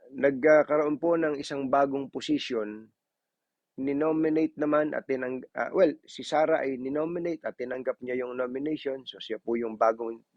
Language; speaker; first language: Filipino; native; Filipino